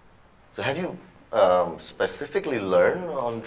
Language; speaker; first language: English; non-native, fluent; Indonesian